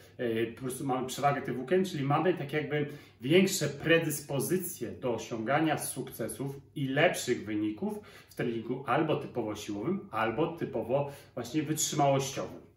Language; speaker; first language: Polish; native; Polish